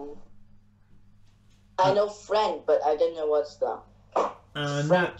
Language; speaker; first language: English; non-native, fluent; Chinese